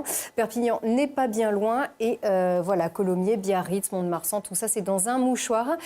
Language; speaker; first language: French; native; French